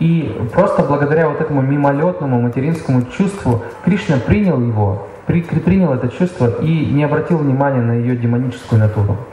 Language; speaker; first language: Russian; native; Russian